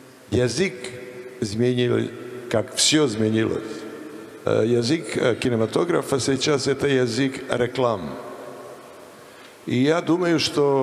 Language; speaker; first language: Russian; non-native, learner; Serbian